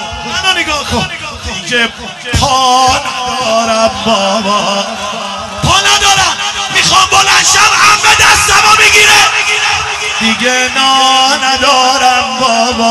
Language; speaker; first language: Persian; native; Persian